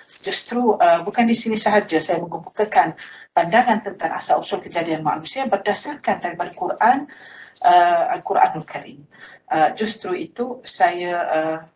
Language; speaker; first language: Malay; native; Malay